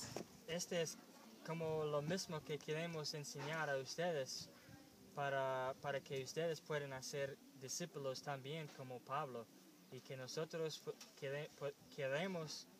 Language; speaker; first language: Spanish; non-native, learner; English